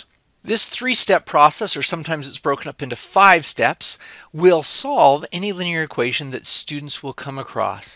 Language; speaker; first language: English; native; English